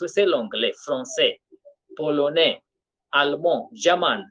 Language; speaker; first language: French; non-native, fluent; Swahili